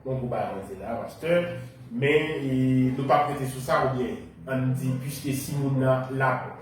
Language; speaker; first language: Haitian Creole; native; Haitian Creole